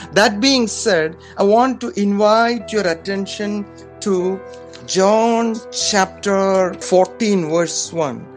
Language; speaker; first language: English; non-native, local second language; Malayalam